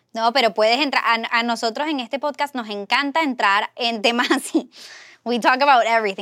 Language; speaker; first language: Spanish; early bilingual, heritage; Spanish